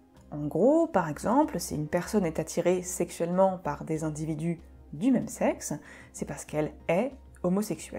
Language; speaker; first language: French; native; French